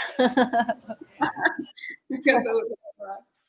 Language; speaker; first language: Japanese; native; Japanese